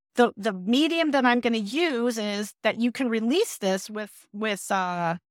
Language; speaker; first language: English; native; English